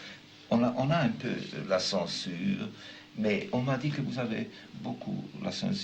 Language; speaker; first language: French; non-native, fluent; German